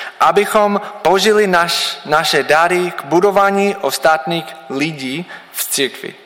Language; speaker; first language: Czech; non-native, learner; English